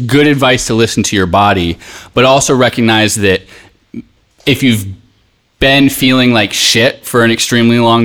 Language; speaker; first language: English; native; English